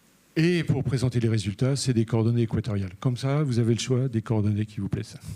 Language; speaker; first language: French; native; French